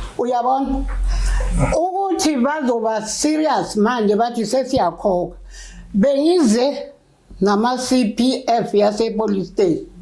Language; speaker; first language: Zulu; native; Zulu